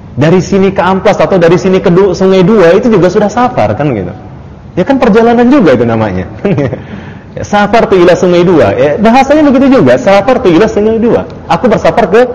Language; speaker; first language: Indonesian; native; Indonesian